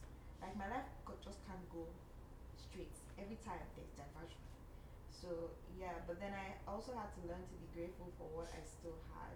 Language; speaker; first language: English; non-native, local second language; Yoruba